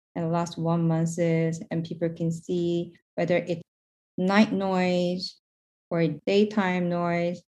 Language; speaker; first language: English; non-native, fluent; Korean